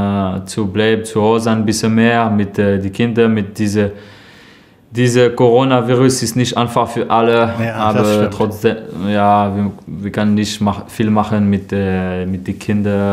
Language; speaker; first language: German; non-native, learner; French